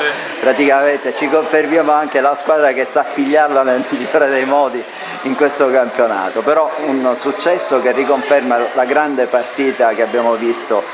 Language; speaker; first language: Italian; native; Italian